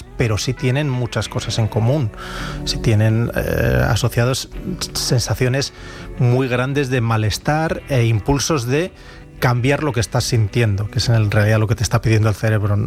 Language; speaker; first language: Spanish; native; Spanish